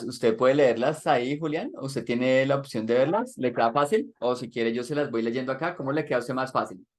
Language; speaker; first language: Spanish; native; Spanish